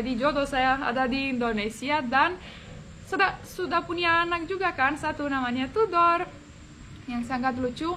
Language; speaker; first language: Indonesian; non-native, fluent; Romanian